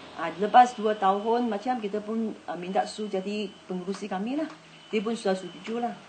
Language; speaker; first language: Malay; non-native, local second language; Chinese